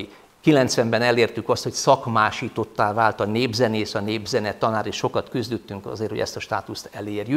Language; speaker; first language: Hungarian; native; Hungarian